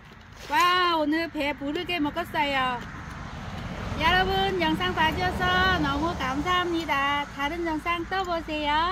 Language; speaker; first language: Korean; non-native, learner; Vietnamese